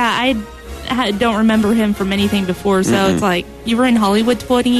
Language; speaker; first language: English; native; English